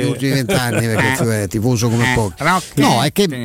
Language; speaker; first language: Italian; native; Italian